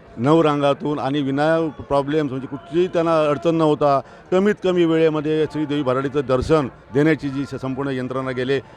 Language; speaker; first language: Marathi; native; Marathi